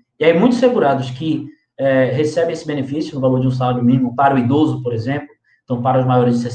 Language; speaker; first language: Portuguese; native; Portuguese